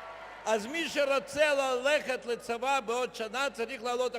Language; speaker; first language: Hebrew; non-native, fluent; Russian